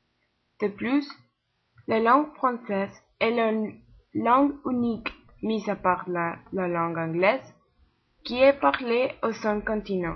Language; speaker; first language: French; non-native, learner; Spanish